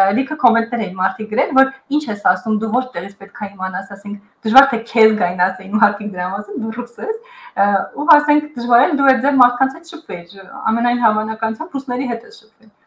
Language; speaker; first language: Armenian; early bilingual, heritage; Armenian